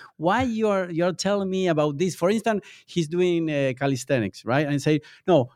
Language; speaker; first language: English; non-native, fluent; Spanish